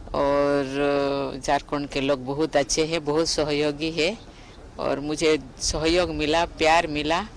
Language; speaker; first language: Hindi; non-native, local second language; Santali